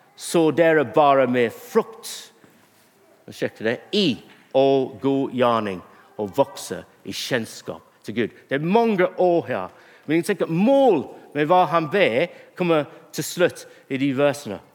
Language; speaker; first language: Norwegian; non-native, fluent; English